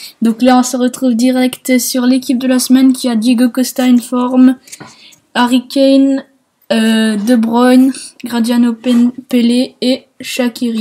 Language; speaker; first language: French; native; French